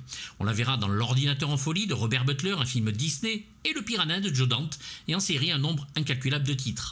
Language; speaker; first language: French; native; French